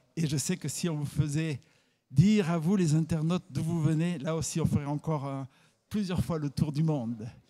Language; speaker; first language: French; native; French